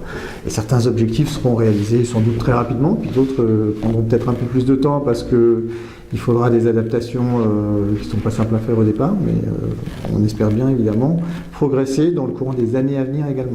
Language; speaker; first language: French; native; French